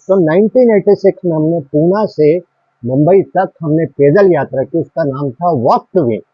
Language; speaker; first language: Hindi; native; Hindi